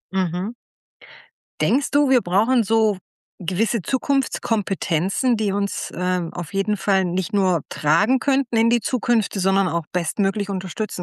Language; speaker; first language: German; native; German